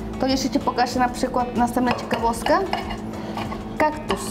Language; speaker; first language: Polish; non-native, learner; Spanish